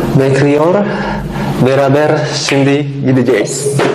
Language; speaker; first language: Turkish; non-native, learner; Indonesian